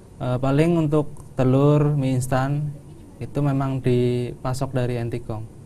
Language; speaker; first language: Indonesian; non-native, local second language; Javanese